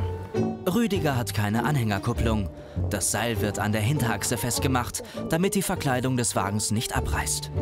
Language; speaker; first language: German; native; German